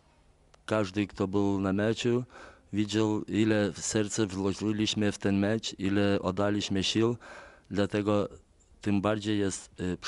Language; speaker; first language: Polish; non-native, fluent; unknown